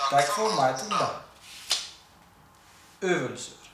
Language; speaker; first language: Norwegian; non-native, learner; French